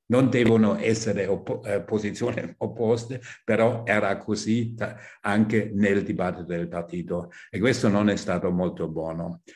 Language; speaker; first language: Italian; non-native, fluent; German